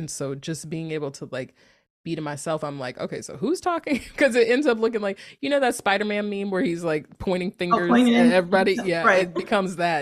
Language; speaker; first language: English; native; English